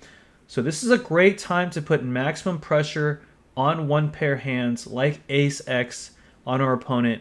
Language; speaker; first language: English; native; English